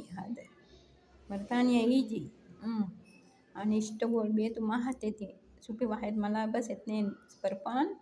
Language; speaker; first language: Arabic; non-native, learner; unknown